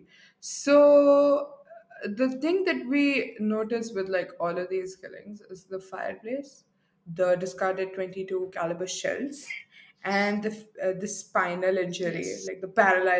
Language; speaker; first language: English; non-native, local second language; Arabic